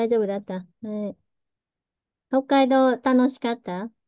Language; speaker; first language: Japanese; early bilingual, heritage; Vietnamese